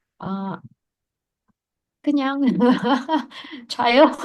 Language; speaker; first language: Korean; non-native, learner; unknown